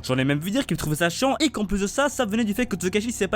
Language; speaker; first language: French; native; French